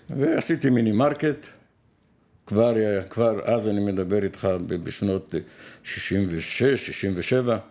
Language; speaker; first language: Hebrew; native; Hebrew